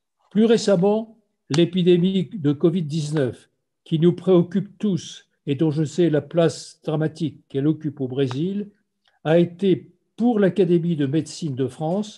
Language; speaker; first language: French; native; French